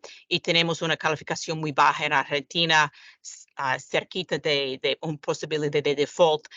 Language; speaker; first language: Spanish; non-native, fluent; English